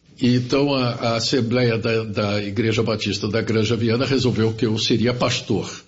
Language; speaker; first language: Portuguese; early bilingual, other home language; German